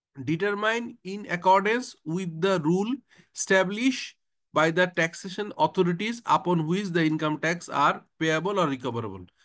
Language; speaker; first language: English; non-native, local second language; Bangla